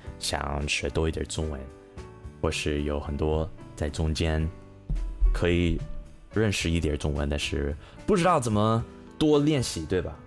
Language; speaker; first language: Chinese; non-native, learner; English